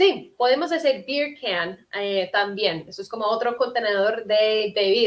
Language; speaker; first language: Spanish; early bilingual, heritage; Spanish